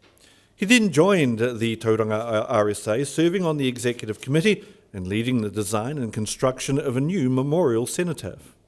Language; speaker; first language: English; native; English